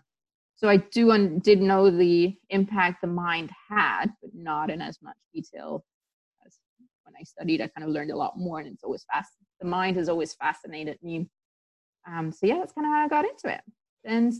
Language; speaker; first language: English; non-native, local second language; German